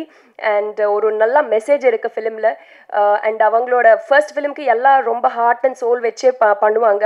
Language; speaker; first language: Tamil; non-native, learner; Telugu